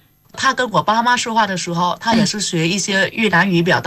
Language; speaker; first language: Chinese; non-native, fluent; Vietnamese